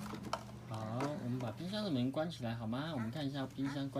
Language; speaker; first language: Chinese; native; Chinese